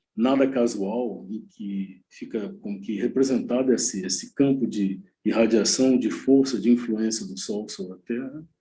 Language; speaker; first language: Portuguese; native; Portuguese